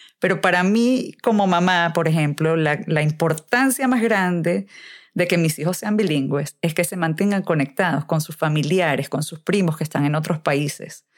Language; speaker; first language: Spanish; native; Spanish